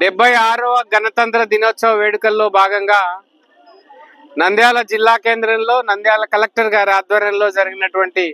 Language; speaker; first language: Telugu; native; Telugu